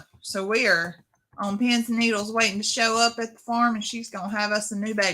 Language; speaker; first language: English; native; English